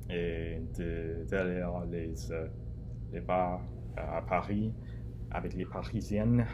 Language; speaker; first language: French; non-native, learner; English